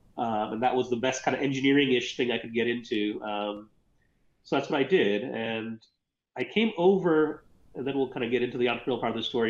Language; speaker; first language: English; early bilingual, other home language; Gujarati